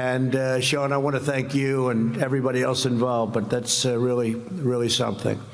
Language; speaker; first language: English; native; English